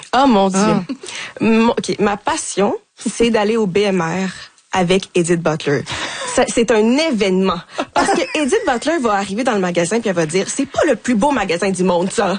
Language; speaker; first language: French; native; French